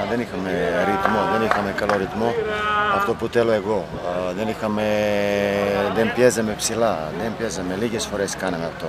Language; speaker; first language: Greek; non-native, learner; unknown